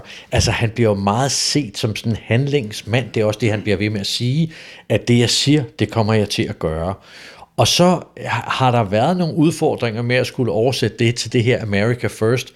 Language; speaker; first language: Danish; native; Danish